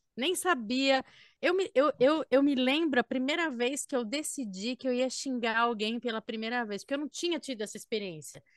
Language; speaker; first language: Portuguese; native; Portuguese